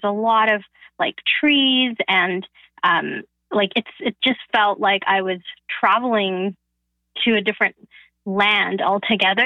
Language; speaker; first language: English; non-native, fluent; Bangla